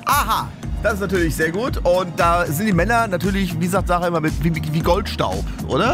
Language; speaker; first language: German; native; German